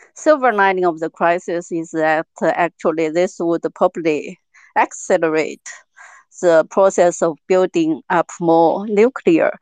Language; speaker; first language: English; non-native, fluent; Chinese